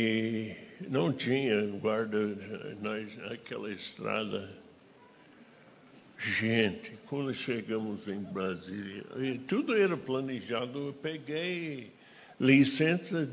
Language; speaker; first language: Portuguese; non-native, fluent; English